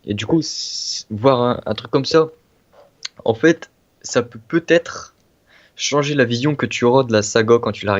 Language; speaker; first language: French; native; French